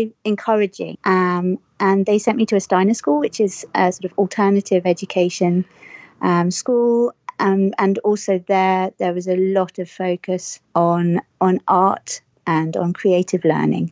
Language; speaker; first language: English; native; English